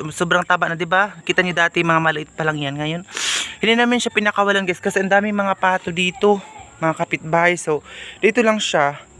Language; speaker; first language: Filipino; non-native, local second language; Cebuano